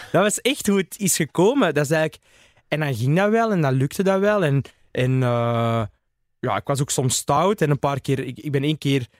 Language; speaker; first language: Dutch; early bilingual, other home language; Arabic